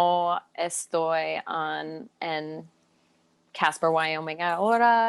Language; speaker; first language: Spanish; non-native, learner; English